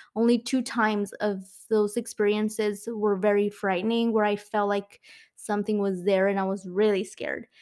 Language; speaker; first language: English; non-native, fluent; Spanish